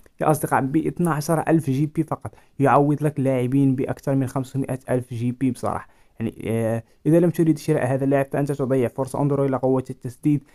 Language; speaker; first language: Arabic; native; Arabic